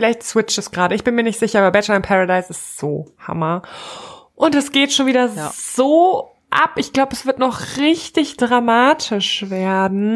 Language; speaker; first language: German; native; German